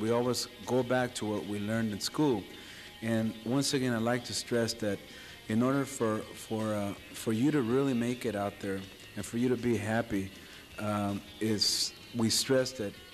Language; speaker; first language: English; early bilingual, other home language; Spanish